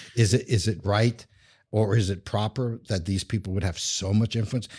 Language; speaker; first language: English; native; English